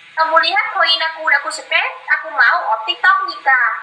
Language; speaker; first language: Indonesian; non-native, learner; Vietnamese